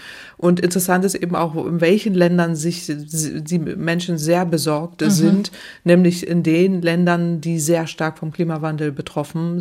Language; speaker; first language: German; native; German